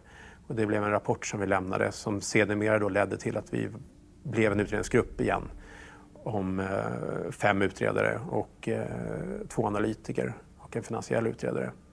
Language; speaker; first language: Swedish; native; Swedish